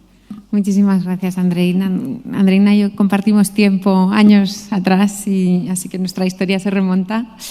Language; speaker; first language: Spanish; native; Spanish